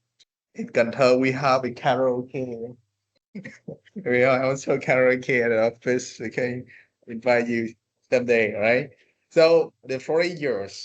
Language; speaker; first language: English; non-native, fluent; Vietnamese